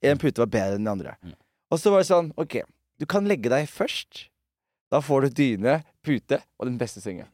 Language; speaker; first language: Norwegian; early bilingual, other home language; Somali